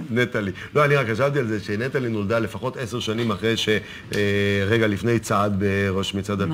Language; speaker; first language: Hebrew; native; Hebrew